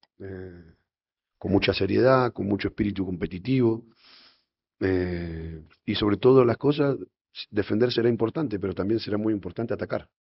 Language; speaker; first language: Spanish; native; Spanish